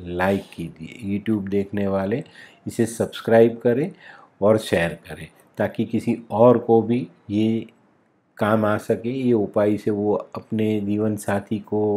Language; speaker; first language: Hindi; non-native, local second language; Gujarati